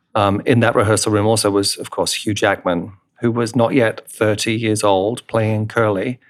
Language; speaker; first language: English; native; English